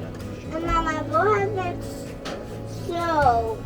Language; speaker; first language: Dutch; early bilingual, heritage; Dutch